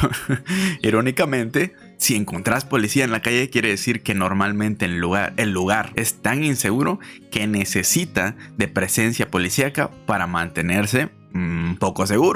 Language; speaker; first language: Spanish; native; Spanish